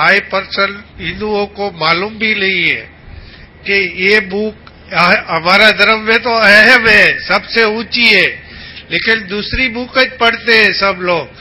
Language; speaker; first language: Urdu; non-native, local second language; Gujarati